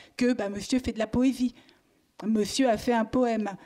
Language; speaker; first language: French; native; French